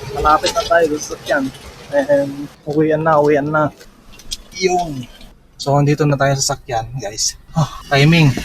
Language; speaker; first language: Filipino; non-native, local second language; Iloko